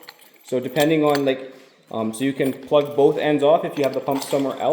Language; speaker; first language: English; native; English